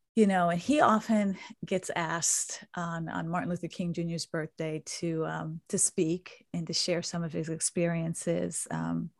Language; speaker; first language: English; native; English